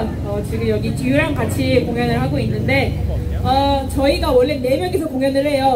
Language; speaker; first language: Korean; non-native, fluent; Japanese